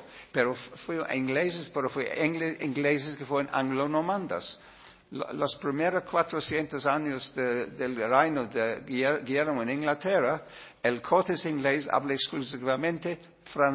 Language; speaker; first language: Spanish; non-native, learner; English